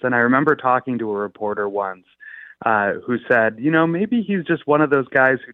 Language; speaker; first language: English; native; English